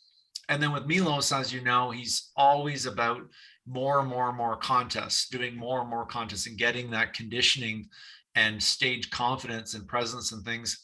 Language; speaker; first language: English; native; English